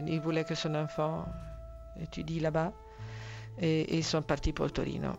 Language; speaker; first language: French; non-native, fluent; Italian